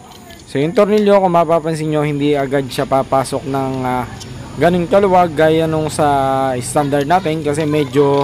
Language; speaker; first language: Filipino; native; Filipino